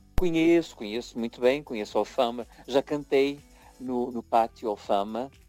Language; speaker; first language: Portuguese; early bilingual, heritage; Portuguese